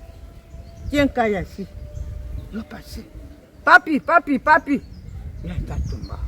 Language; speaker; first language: Spanish; non-native, learner; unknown